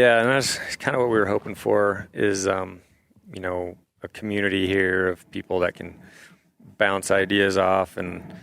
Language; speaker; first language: English; native; English